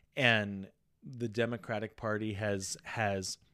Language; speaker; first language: English; native; English